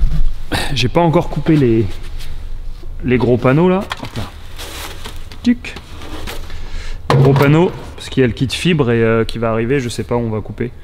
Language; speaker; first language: French; native; French